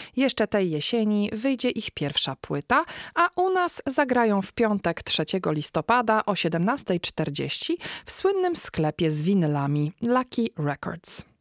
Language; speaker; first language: Polish; native; Polish